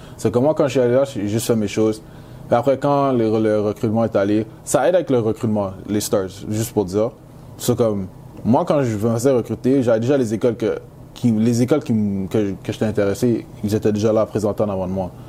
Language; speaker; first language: French; native; French